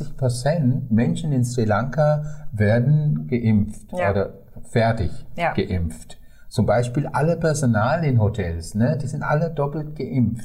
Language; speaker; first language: German; non-native, fluent; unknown